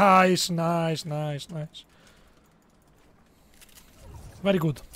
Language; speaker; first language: English; non-native, learner; Italian